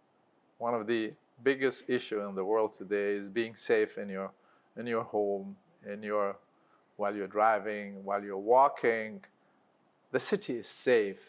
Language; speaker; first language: English; non-native, local second language; Arabic